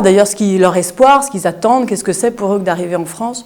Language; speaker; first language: French; native; French